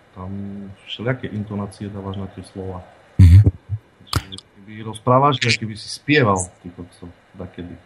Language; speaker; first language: Slovak; native; Slovak